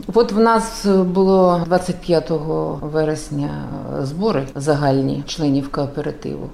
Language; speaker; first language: Ukrainian; non-native, local second language; Russian